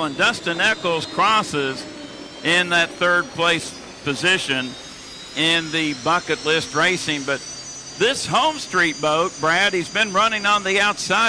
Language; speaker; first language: English; native; English